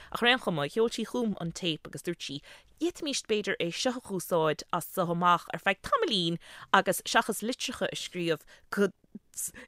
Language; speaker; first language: Irish; native; Irish